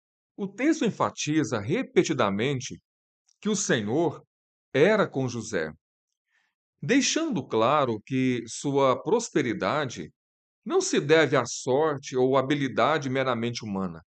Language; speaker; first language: Portuguese; native; Portuguese